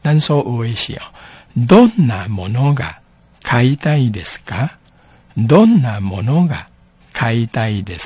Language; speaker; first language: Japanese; non-native, fluent; Min Nan Chinese